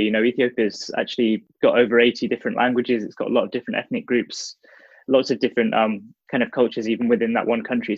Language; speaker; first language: English; native; English